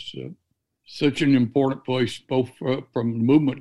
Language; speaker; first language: English; native; English